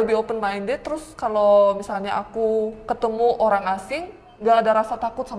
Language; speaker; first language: Indonesian; early bilingual, other home language; Korean